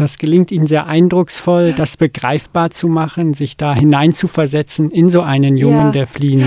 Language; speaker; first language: German; native; German